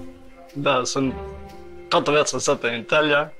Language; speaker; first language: Romanian; early bilingual, heritage; Romanian